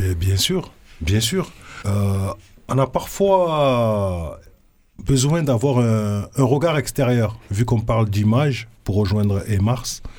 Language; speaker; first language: French; native; French